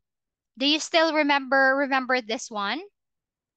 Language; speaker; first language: English; non-native, fluent; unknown